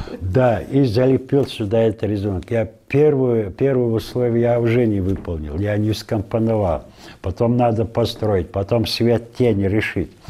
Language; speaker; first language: Russian; non-native, local second language; Ingush